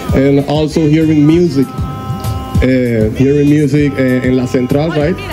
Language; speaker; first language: English; non-native, fluent; Spanish